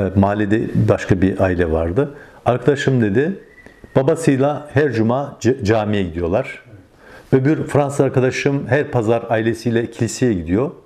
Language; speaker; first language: Turkish; native; Turkish